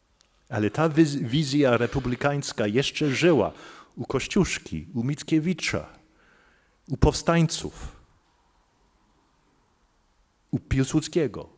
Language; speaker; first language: Polish; non-native, fluent; English